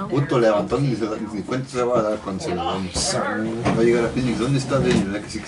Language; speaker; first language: Spanish; early bilingual, heritage; Spanish